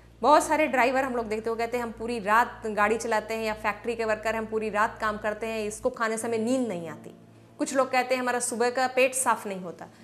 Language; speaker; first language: Hindi; native; Hindi